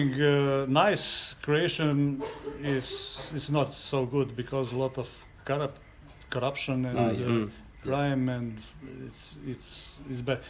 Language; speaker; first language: English; non-native, learner; Croatian